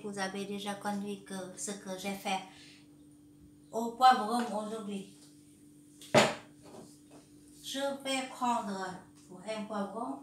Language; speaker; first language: French; non-native, learner; Vietnamese